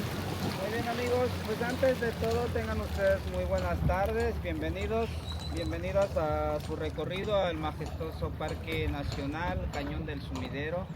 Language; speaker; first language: Spanish; native; Spanish